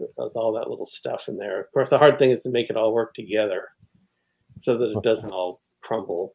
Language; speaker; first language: English; native; English